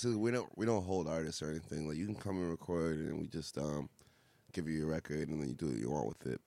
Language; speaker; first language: English; native; English